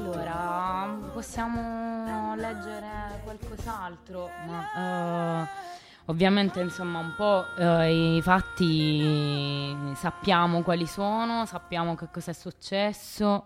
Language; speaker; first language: Italian; native; Italian